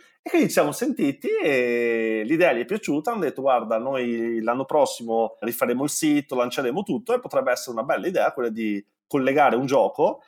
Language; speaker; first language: Italian; native; Italian